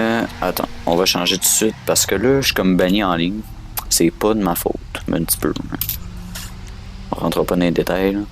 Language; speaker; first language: French; native; French